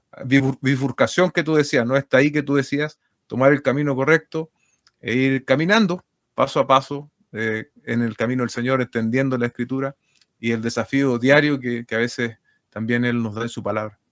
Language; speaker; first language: Spanish; native; Spanish